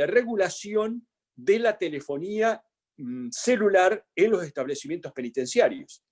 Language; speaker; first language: Spanish; native; Spanish